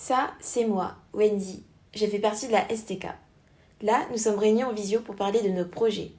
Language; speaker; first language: French; native; French